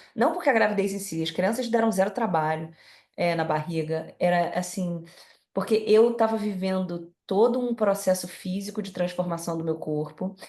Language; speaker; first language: Portuguese; native; Portuguese